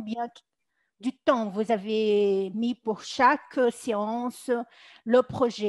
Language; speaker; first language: French; non-native, fluent; Portuguese